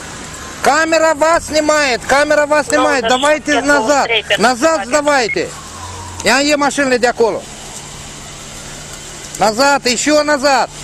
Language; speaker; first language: Russian; non-native, local second language; Romanian